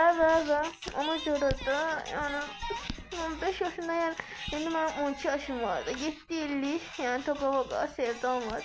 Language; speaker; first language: Turkish; non-native, local second language; Azerbaijani